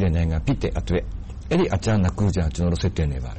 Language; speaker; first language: Burmese; non-native, fluent; Japanese